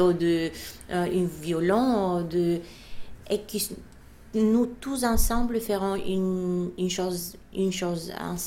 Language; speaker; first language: French; non-native, fluent; Bulgarian